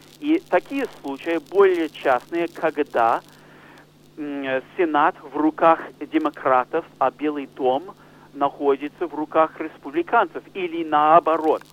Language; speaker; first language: Russian; non-native, fluent; English